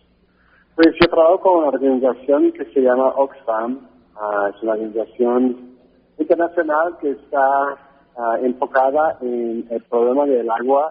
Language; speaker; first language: Spanish; non-native, fluent; French